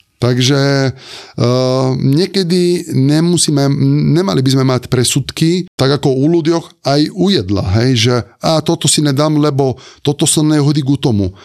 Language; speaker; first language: Slovak; non-native, fluent; Italian